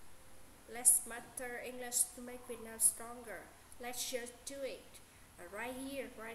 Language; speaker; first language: English; non-native, learner; Vietnamese